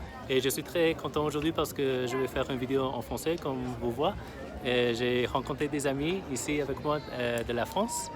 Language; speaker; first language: French; non-native, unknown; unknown